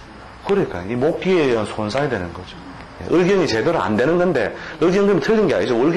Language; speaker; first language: Korean; native; Korean